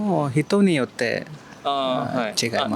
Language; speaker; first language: Japanese; non-native, learner; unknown